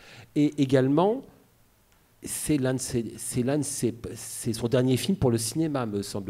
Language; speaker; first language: French; native; French